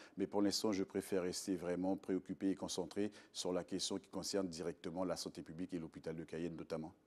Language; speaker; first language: French; native; French